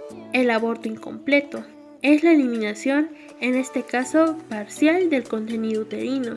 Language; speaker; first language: Spanish; native; Spanish